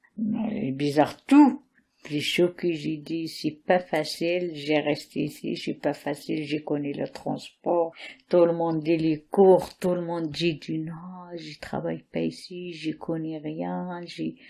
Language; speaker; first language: French; non-native, learner; Arabic